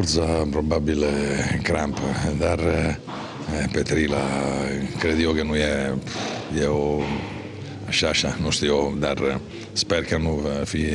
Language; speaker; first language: Romanian; non-native, fluent; Italian